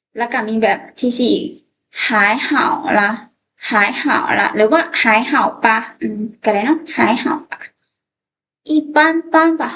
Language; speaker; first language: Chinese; non-native, fluent; Lao